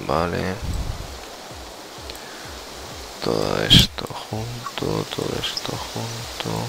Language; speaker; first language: Spanish; native; Spanish